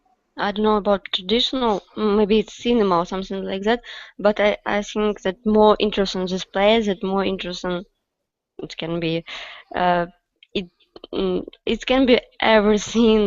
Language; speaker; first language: English; non-native, learner; Russian